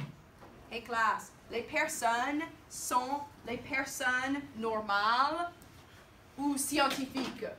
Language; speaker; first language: French; non-native, fluent; English